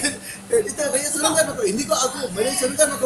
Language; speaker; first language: Filipino; non-native, learner; Persian